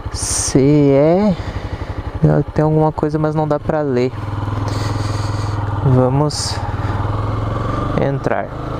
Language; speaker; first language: Portuguese; native; Portuguese